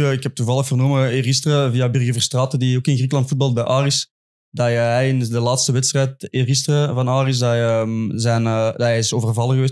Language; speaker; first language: Dutch; native; Dutch